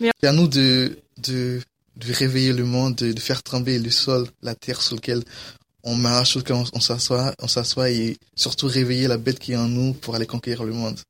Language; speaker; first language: French; native; French